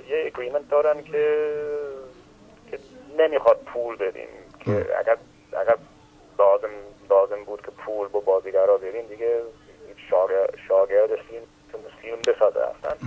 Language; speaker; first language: Persian; early bilingual, heritage; Persian